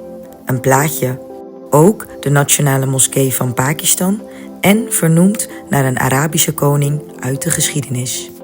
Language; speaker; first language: Dutch; early bilingual, other home language; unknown